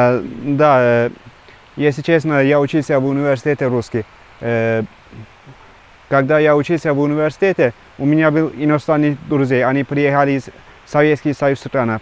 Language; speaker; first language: Russian; non-native, learner; Turkish